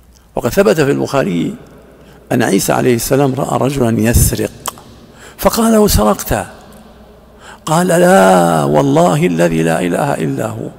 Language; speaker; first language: Arabic; native; Arabic